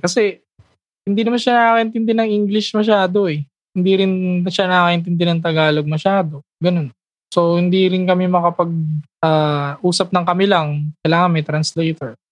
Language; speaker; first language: Filipino; native; Filipino